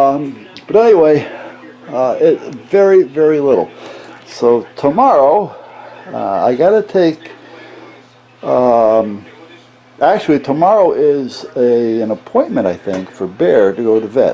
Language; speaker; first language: English; native; English